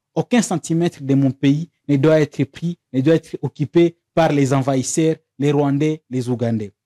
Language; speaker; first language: French; non-native, local second language; Swahili